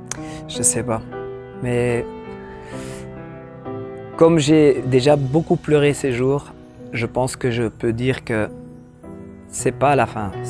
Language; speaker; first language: French; non-native, local second language; Dutch